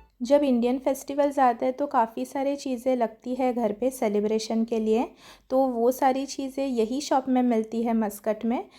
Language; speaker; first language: Hindi; non-native, local second language; Marathi